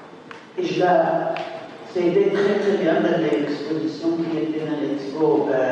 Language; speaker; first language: French; non-native, fluent; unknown